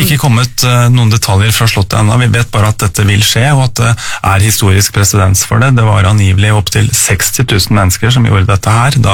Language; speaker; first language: Norwegian; native; Norwegian